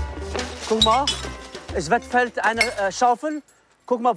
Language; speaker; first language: German; non-native, learner; Arabic